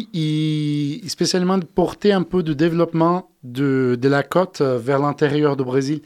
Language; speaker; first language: French; non-native, fluent; Portuguese